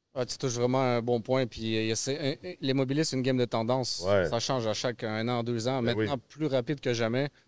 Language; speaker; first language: French; early bilingual, other home language; Russian